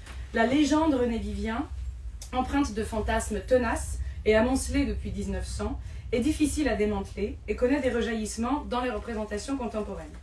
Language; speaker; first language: French; native; French